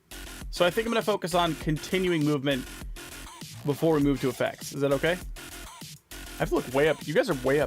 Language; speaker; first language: English; native; English